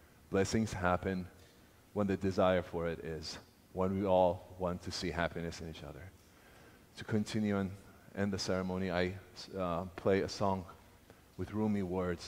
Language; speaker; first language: English; non-native, fluent; Persian